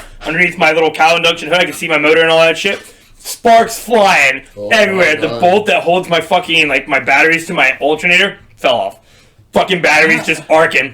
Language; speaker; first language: English; native; English